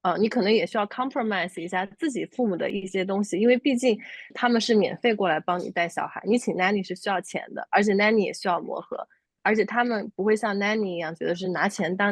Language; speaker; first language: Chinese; native; Chinese